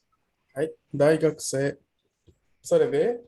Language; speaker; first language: Japanese; non-native, fluent; Spanish